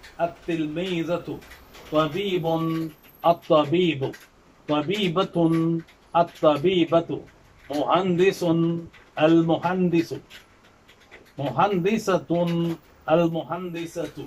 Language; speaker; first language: Arabic; non-native, fluent; Burmese